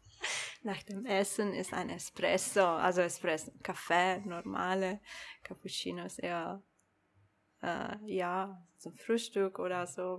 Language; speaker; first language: German; non-native, local second language; Italian